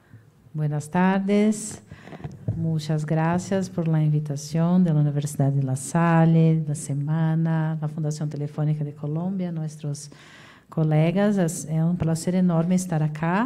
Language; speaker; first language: Spanish; non-native, fluent; Portuguese